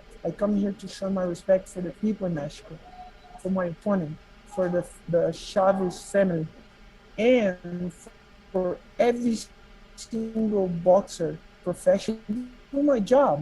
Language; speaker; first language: English; non-native, learner; Portuguese